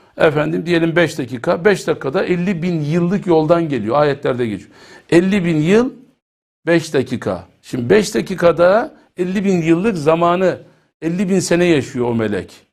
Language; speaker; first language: Turkish; native; Turkish